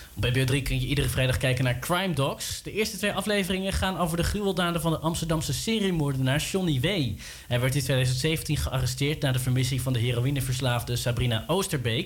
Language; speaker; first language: Dutch; native; Dutch